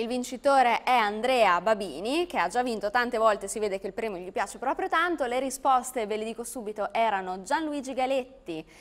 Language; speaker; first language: Italian; native; Italian